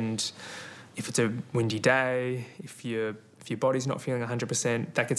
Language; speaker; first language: English; native; English